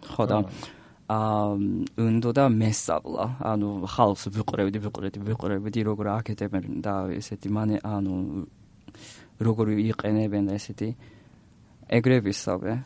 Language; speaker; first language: Georgian; non-native, learner; Japanese